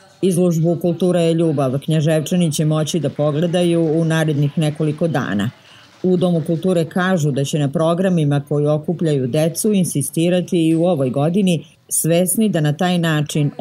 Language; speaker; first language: Serbian; native; Serbian